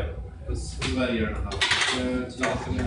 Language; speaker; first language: English; native; English